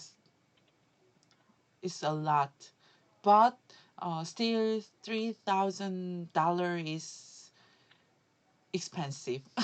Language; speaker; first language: English; non-native, learner; Korean